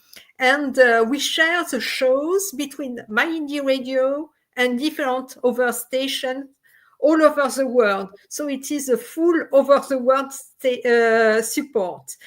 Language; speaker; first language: English; non-native, fluent; French